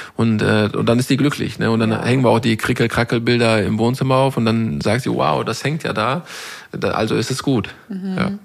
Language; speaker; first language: German; native; German